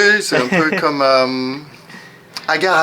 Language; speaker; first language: French; native; French